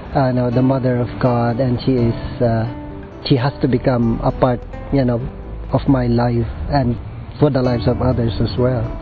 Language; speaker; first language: English; non-native, local second language; Filipino